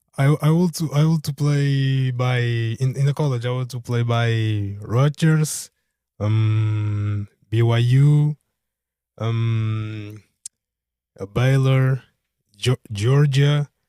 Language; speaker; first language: English; non-native, learner; Portuguese